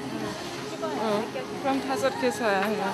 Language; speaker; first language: Korean; non-native, learner; German